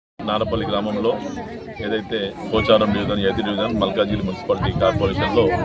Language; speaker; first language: Telugu; native; Telugu